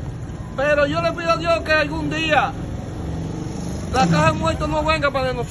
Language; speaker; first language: Spanish; native; Spanish